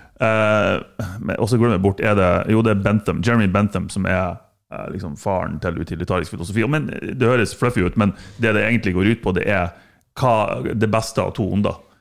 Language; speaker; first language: Norwegian; non-native, fluent; German